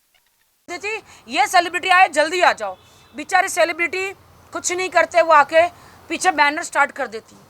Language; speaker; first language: Hindi; native; Hindi